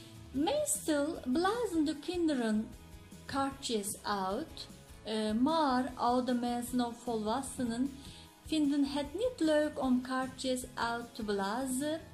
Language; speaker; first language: Dutch; non-native, learner; Turkish